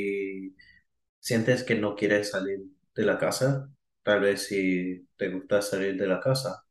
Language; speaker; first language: Spanish; early bilingual, heritage; Spanish